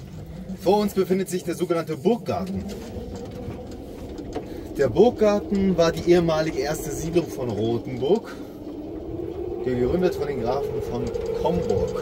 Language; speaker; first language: German; native; German